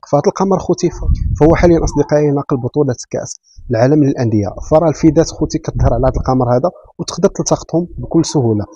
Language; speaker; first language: Arabic; native; Arabic